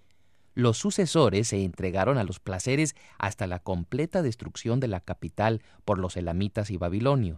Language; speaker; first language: Spanish; native; Spanish